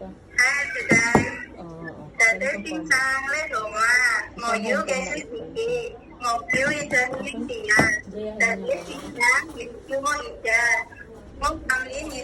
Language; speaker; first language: Cantonese; non-native, learner; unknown